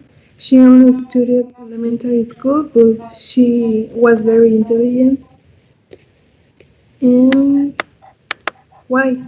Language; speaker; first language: English; non-native, learner; Spanish